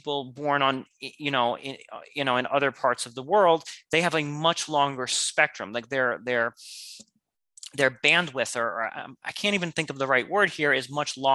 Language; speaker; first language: English; native; English